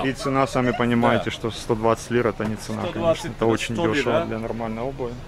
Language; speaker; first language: Russian; native; Russian